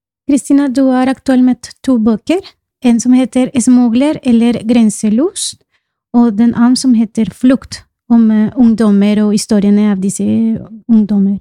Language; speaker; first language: Norwegian; non-native, fluent; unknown